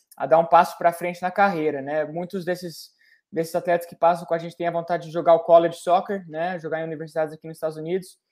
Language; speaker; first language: Portuguese; native; Portuguese